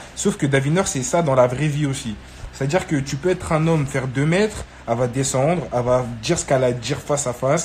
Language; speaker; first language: French; native; French